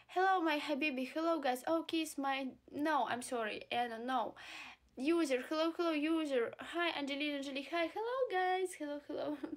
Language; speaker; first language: English; non-native, learner; Russian